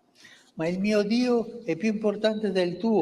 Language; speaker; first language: Italian; non-native, fluent; Spanish